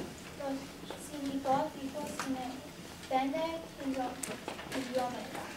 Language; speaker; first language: Greek; early bilingual, heritage; Greek